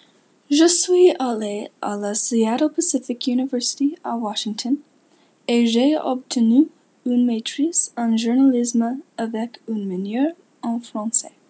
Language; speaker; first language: French; non-native, learner; English